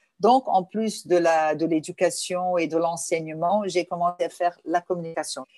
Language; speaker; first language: French; non-native, fluent; Portuguese